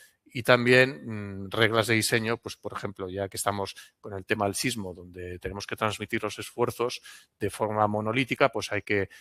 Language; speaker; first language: Spanish; non-native, local second language; Catalan